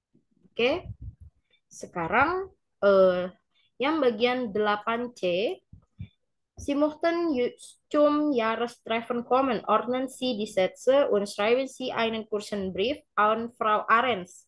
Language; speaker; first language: German; non-native, learner; Indonesian